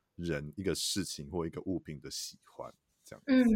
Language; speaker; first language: Chinese; native; Chinese